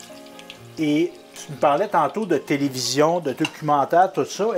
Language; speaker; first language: French; native; French